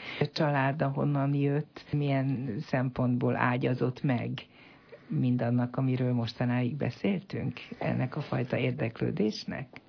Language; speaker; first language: Hungarian; native; Hungarian